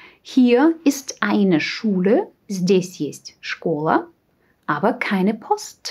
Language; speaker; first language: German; non-native, fluent; Russian